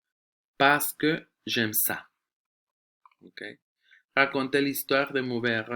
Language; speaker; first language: French; non-native, fluent; Spanish